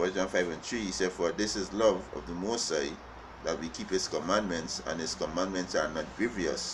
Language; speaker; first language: English; native; English